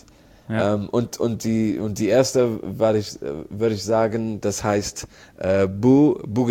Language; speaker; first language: German; non-native, learner; Arabic